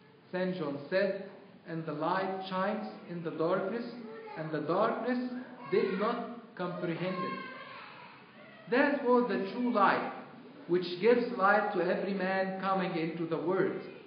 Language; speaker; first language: English; non-native, fluent; Arabic